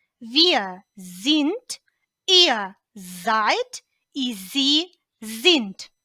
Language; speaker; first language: German; non-native, fluent; Ukrainian